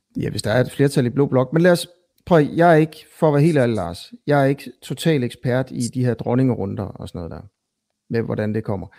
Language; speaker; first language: Danish; native; Danish